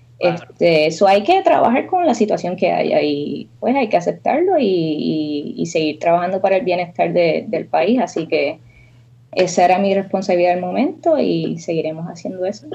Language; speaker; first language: Spanish; native; Spanish